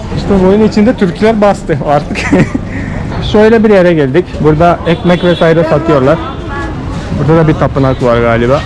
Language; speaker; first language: Turkish; non-native, fluent; Hindi